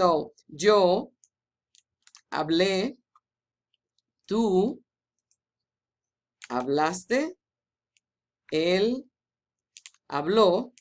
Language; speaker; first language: Spanish; non-native, fluent; English